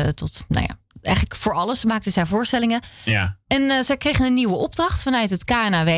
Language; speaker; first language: Dutch; native; Dutch